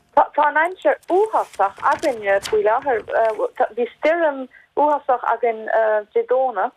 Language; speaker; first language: Irish; non-native, fluent; German